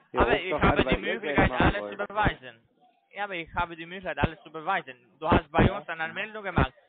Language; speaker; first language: German; non-native, learner; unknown